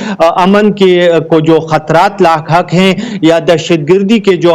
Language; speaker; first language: Urdu; native; Urdu